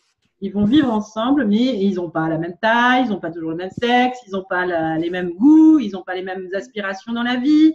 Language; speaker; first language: French; native; French